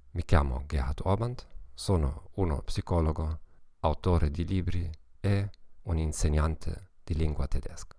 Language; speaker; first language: Italian; non-native, learner; German